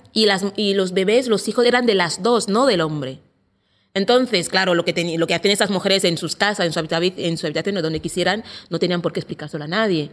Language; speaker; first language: Spanish; non-native, local second language; Fang